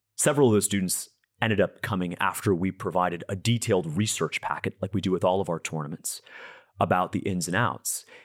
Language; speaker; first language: English; native; English